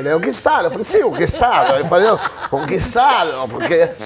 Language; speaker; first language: Portuguese; native; Portuguese